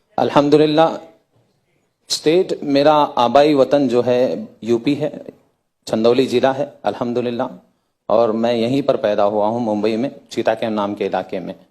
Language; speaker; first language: Hindi; native; Hindi